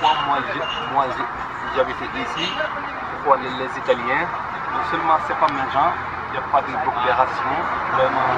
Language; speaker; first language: French; non-native, learner; Wolof